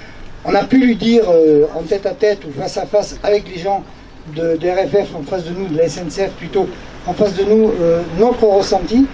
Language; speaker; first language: French; native; French